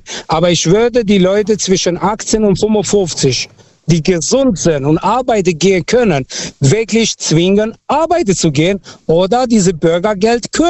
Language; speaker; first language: German; non-native, fluent; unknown